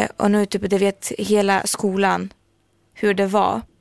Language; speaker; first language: Swedish; non-native, learner; Albanian